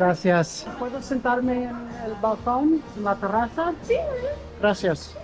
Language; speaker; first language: Spanish; non-native, learner; English